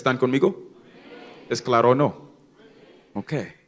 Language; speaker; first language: Spanish; non-native, learner; English